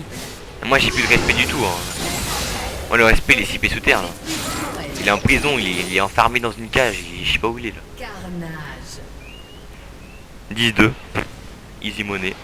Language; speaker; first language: French; native; French